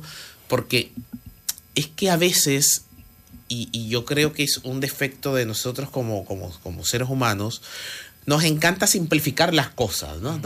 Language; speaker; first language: Spanish; native; Spanish